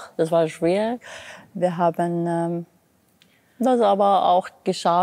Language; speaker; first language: German; non-native, learner; Arabic